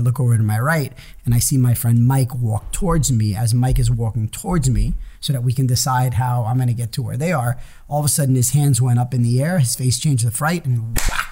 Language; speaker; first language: English; early bilingual, other home language; Hebrew